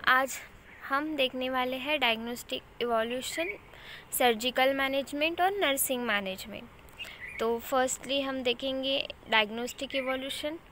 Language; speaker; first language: Hindi; non-native, local second language; Marathi